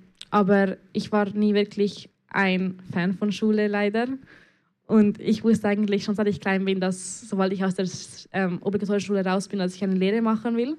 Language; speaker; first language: German; early bilingual, other home language; Spanish